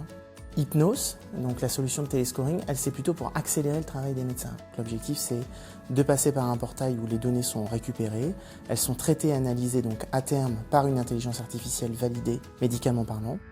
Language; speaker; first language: French; native; French